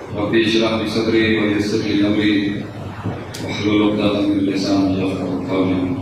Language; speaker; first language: Urdu; native; Urdu